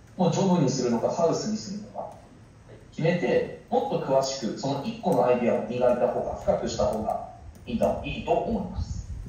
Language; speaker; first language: Japanese; non-native, fluent; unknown